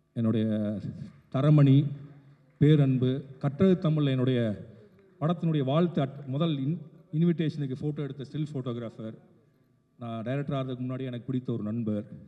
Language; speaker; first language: Tamil; native; Tamil